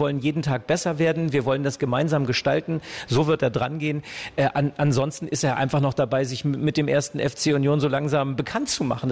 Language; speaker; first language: German; native; German